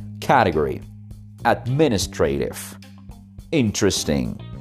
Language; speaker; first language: English; non-native, fluent; Spanish